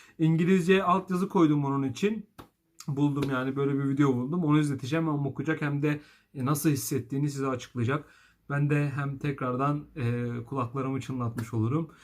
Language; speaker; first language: Turkish; native; Turkish